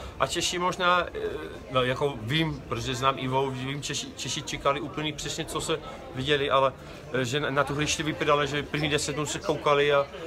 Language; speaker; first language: Czech; non-native, fluent; Dutch